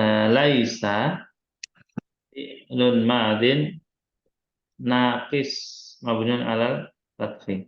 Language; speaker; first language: Arabic; non-native, fluent; Indonesian